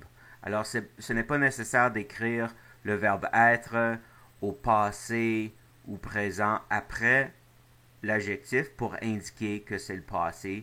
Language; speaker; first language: French; non-native, fluent; English